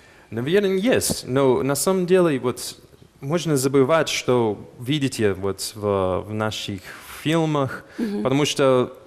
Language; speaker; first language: Russian; non-native, fluent; English